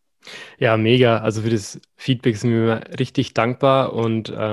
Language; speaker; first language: German; native; German